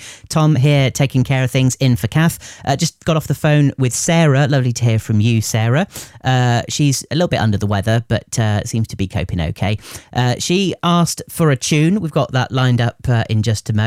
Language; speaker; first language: English; native; English